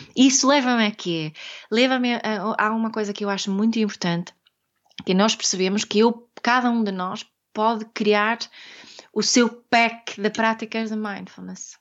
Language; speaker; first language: Portuguese; non-native, fluent; Swedish